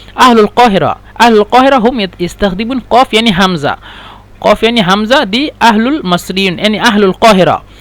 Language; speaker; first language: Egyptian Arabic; non-native, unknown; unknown